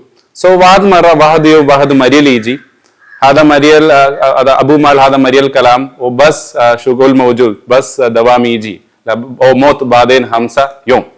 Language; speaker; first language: Arabic; non-native, learner; Malayalam